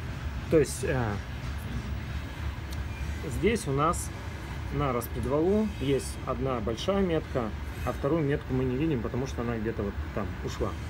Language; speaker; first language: Russian; native; Russian